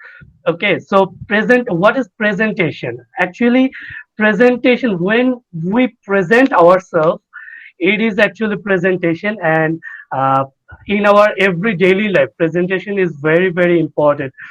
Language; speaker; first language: English; non-native, fluent; Bangla